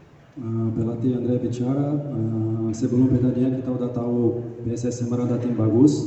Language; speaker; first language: Indonesian; non-native, fluent; Portuguese